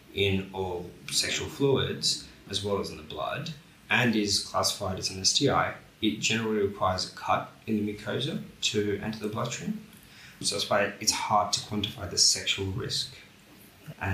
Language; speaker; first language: English; non-native, local second language; Bangla